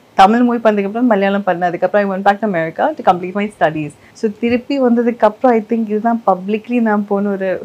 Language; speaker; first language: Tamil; non-native, learner; Malayalam